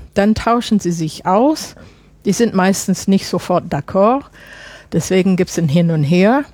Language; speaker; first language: German; non-native, fluent; English